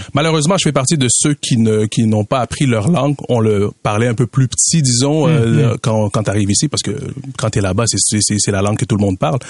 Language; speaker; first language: French; early bilingual, other home language; Swahili